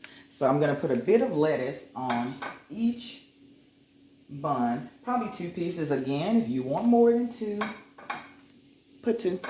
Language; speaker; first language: English; native; English